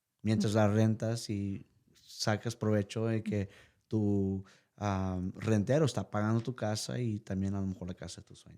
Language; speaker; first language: Spanish; early bilingual, heritage; Spanish